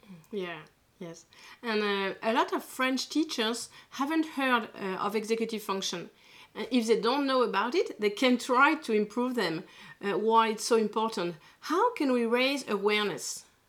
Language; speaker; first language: English; non-native, learner; French